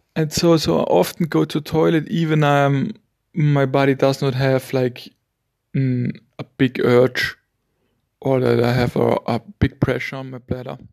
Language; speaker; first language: English; non-native, fluent; German